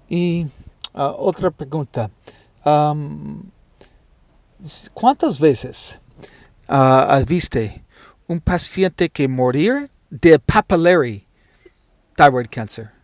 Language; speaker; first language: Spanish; non-native, learner; English